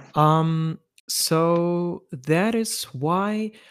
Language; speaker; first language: English; non-native, fluent; German